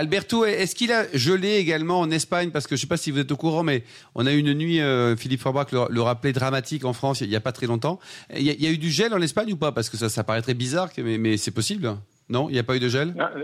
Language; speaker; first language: French; native; French